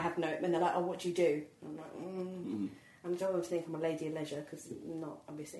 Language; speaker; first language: English; native; English